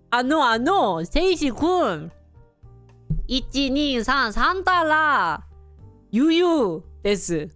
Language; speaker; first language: Japanese; non-native, learner; English